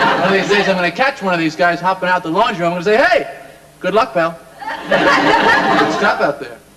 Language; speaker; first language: English; native; English